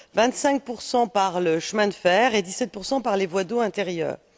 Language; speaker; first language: French; native; French